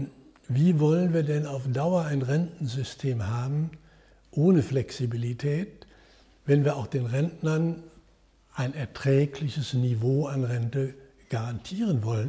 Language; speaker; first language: German; native; German